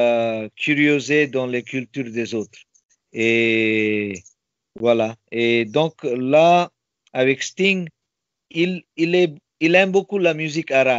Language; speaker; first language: French; non-native, fluent; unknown